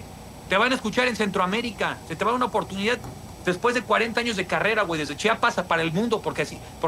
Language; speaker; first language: Spanish; native; Spanish